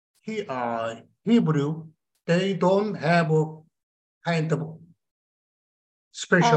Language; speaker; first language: English; non-native, learner; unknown